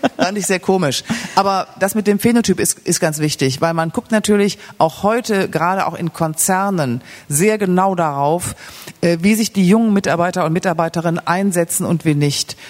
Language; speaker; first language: German; native; German